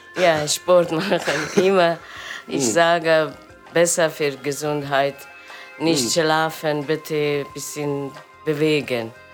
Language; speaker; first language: German; non-native, learner; Persian